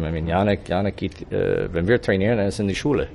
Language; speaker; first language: German; non-native, fluent; English